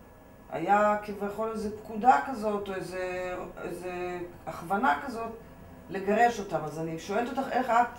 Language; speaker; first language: Hebrew; native; Hebrew